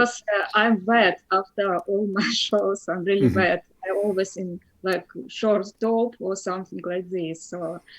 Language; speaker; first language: English; non-native, fluent; Russian